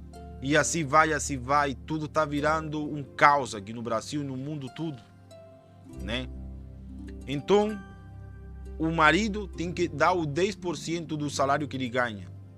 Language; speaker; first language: Portuguese; non-native, fluent; Spanish